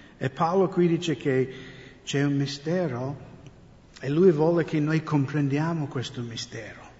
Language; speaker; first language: Italian; non-native, fluent; English